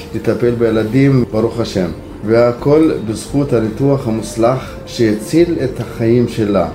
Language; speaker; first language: Hebrew; non-native, local second language; Arabic